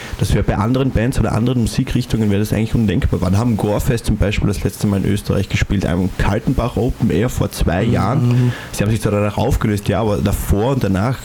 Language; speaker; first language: German; native; German